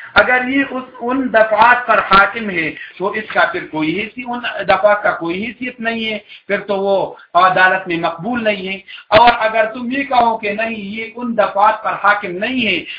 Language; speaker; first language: Urdu; non-native, local second language; Pashto